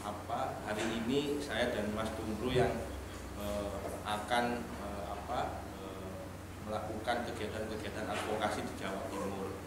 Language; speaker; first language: Indonesian; native; Indonesian